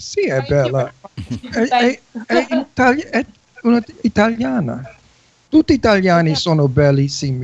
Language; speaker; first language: Italian; early bilingual, heritage; English